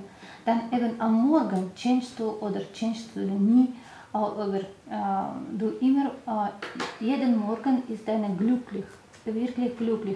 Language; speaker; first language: German; non-native, learner; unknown